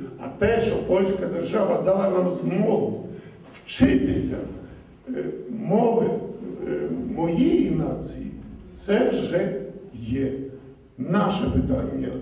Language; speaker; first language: Ukrainian; early bilingual, heritage; Ukrainian